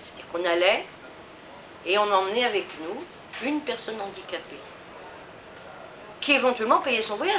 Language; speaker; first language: French; native; French